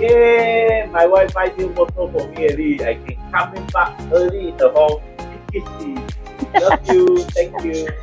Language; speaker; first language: English; non-native, learner; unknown